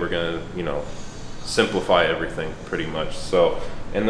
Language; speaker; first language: English; native; English